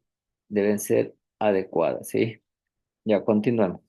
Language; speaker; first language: Spanish; native; Spanish